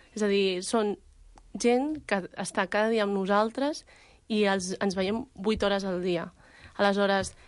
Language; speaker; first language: Catalan; early bilingual, other home language; Vietnamese